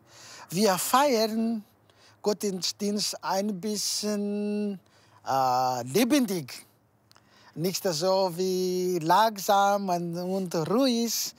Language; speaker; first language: German; non-native, learner; Malagasy